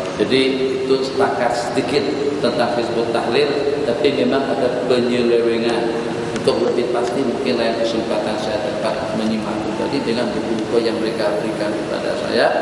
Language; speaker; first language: Indonesian; non-native, local second language; Banjar